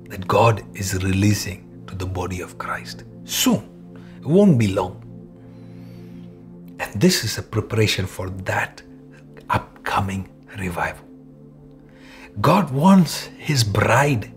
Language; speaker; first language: English; non-native, local second language; Malayalam